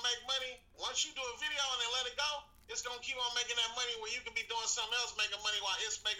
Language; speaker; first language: English; native; English